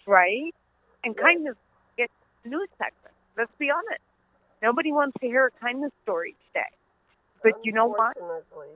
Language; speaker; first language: English; non-native, fluent; Dutch